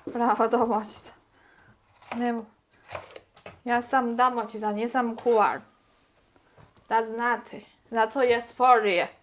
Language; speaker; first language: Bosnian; non-native, learner; Chinese